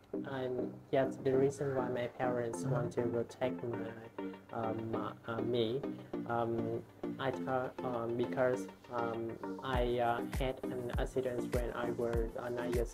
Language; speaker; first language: English; non-native, learner; Vietnamese